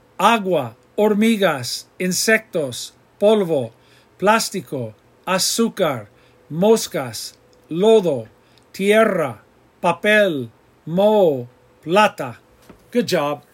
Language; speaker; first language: Spanish; non-native, fluent; English